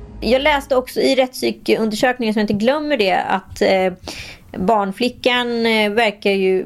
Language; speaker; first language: Swedish; native; Swedish